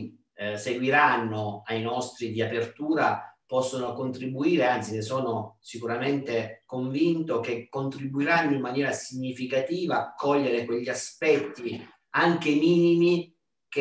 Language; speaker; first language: Italian; native; Italian